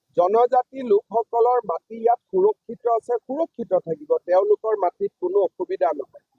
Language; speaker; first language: Assamese; native; Assamese